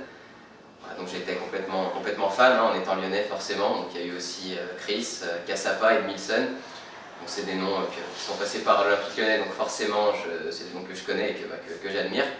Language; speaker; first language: French; native; French